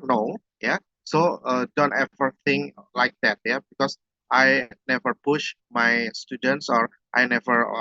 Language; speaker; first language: English; non-native, fluent; Indonesian